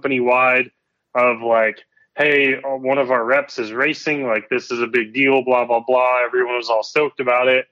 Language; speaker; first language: English; native; English